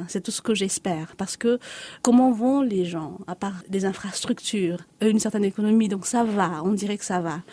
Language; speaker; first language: French; non-native, local second language; Lingala